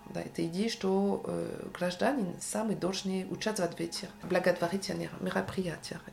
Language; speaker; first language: Russian; non-native, fluent; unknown